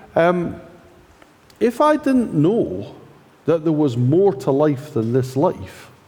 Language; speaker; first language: English; native; English